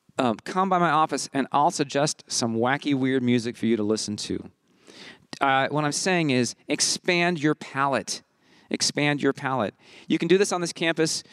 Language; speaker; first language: English; early bilingual, heritage; English